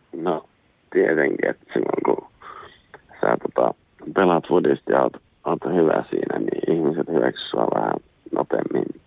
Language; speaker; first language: Finnish; early bilingual, other home language; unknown